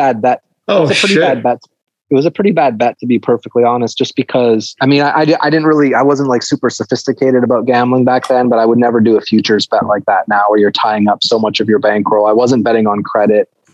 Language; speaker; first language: English; native; English